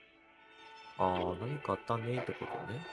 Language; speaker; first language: Japanese; native; Japanese